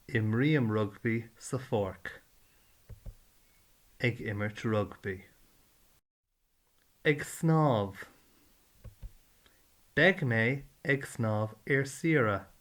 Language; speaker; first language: Irish; non-native, learner; English